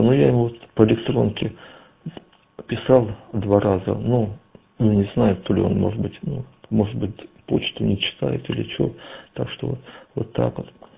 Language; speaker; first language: Russian; native; Russian